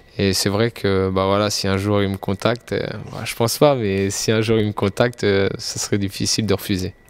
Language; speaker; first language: French; native; French